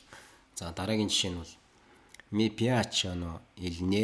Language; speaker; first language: Italian; non-native, learner; Mongolian